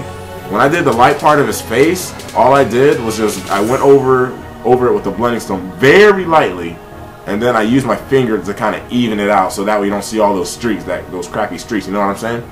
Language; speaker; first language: English; native; English